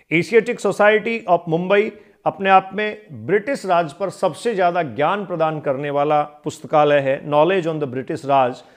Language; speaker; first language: Hindi; native; Hindi